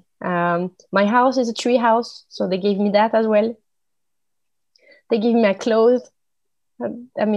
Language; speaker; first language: English; non-native, fluent; French